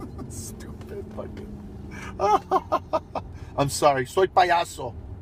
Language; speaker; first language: English; early bilingual, other home language; Spanish